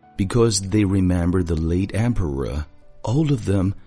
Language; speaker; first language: English; non-native, fluent; Chinese